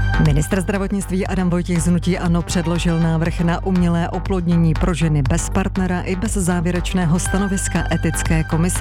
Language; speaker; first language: Czech; native; Czech